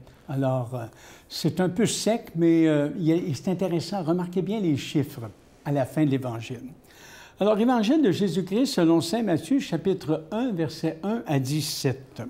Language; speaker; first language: French; native; French